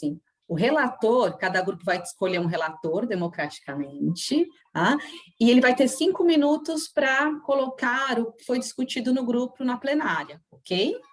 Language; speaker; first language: Portuguese; native; Portuguese